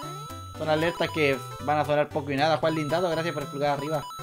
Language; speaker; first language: Spanish; native; Spanish